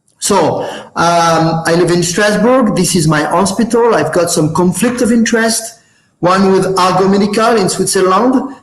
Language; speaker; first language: English; non-native, fluent; French